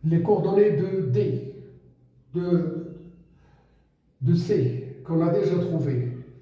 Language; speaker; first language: French; non-native, local second language; Arabic